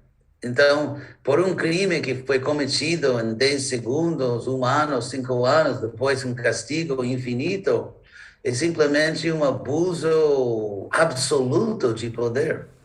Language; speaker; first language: Portuguese; non-native, fluent; English